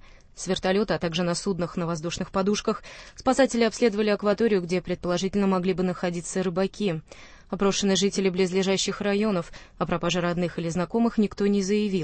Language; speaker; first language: Russian; native; Russian